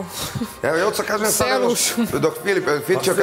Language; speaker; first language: Serbian; native; Serbian